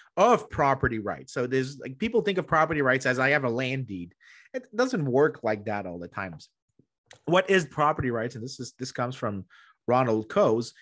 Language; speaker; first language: English; native; English